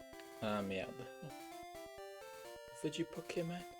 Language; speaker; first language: French; native; French